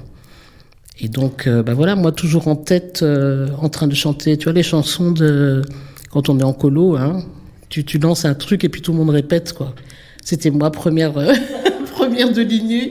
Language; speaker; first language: French; native; French